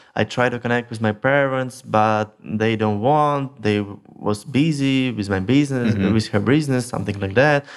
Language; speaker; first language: English; non-native, learner; Russian